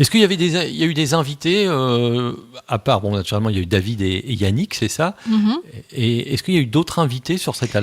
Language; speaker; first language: French; native; French